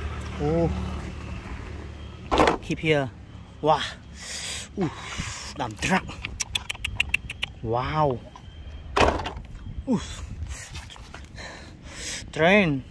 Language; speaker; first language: English; non-native, learner; Indonesian